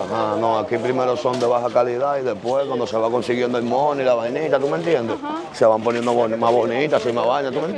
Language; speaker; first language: Spanish; native; Spanish